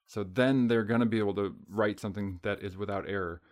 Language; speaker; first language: English; native; English